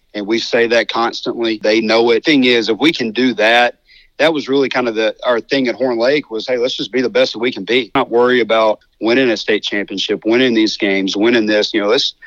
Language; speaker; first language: English; native; English